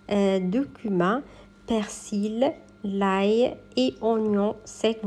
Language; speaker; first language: French; non-native, local second language; Arabic